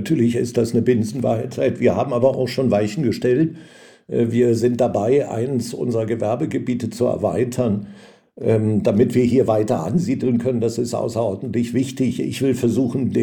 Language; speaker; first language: German; native; German